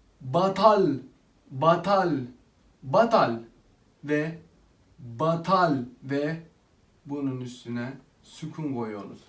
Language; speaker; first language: Turkish; non-native, fluent; Arabic